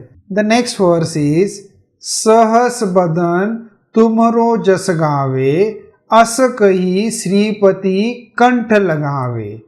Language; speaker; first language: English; non-native, local second language; Hindi